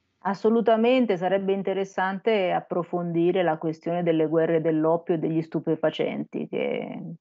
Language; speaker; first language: Italian; native; Italian